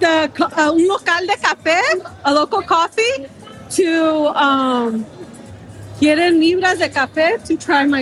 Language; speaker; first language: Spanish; early bilingual, heritage; Spanish